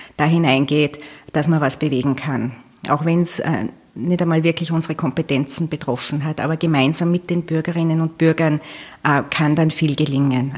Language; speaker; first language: German; native; German